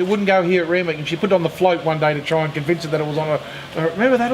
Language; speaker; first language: English; native; English